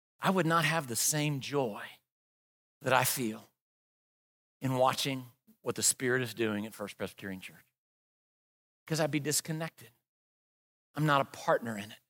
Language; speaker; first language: English; native; English